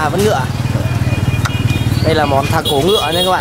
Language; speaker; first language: Vietnamese; native; Vietnamese